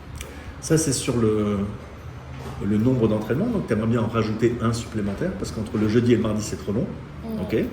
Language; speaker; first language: French; native; French